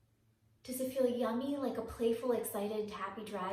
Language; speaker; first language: English; native; English